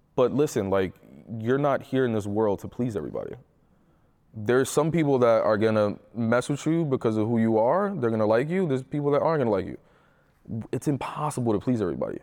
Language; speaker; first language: English; early bilingual, other home language; Spanish